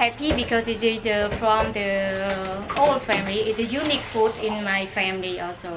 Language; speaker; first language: English; non-native, learner; Khmer